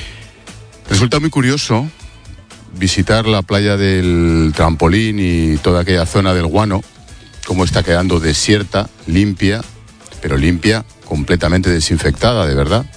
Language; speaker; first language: Spanish; native; Spanish